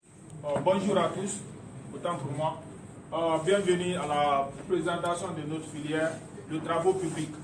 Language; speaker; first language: French; non-native, learner; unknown